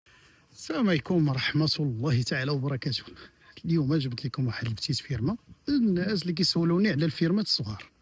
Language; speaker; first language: Arabic; native; Arabic